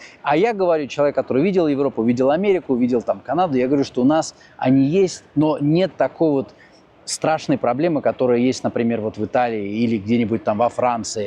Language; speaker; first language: Russian; native; Russian